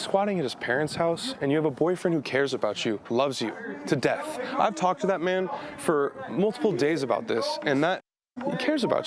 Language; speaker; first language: English; native; English